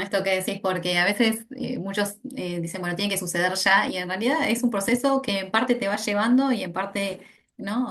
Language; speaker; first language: Spanish; native; Spanish